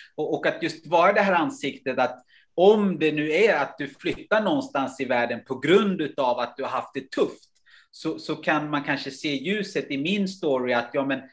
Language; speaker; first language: Swedish; non-native, fluent; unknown